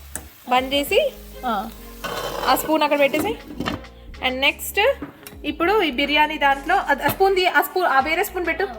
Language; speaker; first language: Telugu; native; Telugu